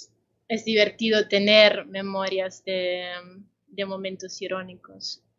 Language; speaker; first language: Spanish; non-native, fluent; Italian